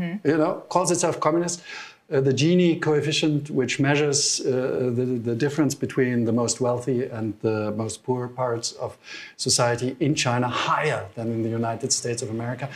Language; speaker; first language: English; non-native, fluent; German